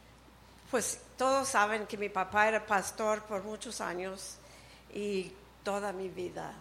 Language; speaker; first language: Spanish; early bilingual, heritage; Spanish